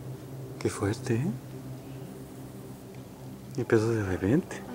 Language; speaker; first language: Spanish; native; Spanish